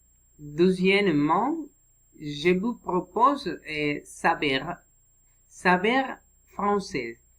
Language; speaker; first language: French; non-native, learner; Spanish